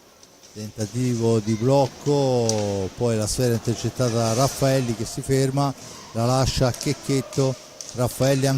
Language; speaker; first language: Italian; native; Italian